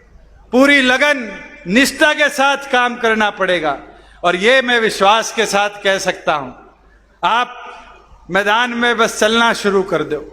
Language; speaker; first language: Hindi; native; Hindi